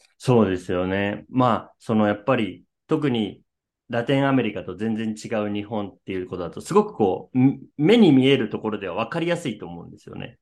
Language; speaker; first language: Japanese; native; Japanese